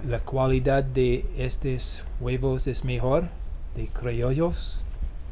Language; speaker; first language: Spanish; non-native, learner; English